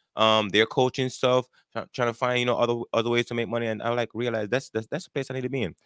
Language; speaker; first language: English; non-native, local second language; Jamaican Creole English